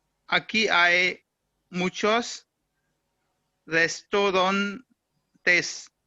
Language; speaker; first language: Spanish; non-native, learner; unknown